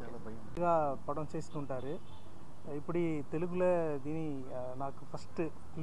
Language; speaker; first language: Telugu; non-native, learner; Tamil